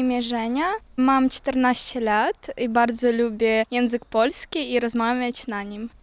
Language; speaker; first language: Polish; non-native, learner; Ukrainian